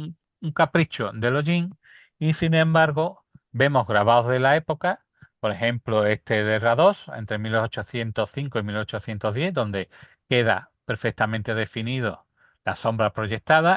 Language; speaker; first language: Spanish; native; Spanish